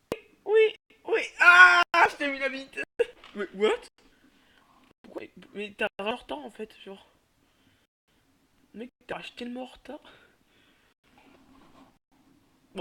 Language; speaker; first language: French; native; French